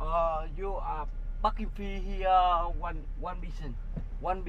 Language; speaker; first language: English; non-native, learner; Vietnamese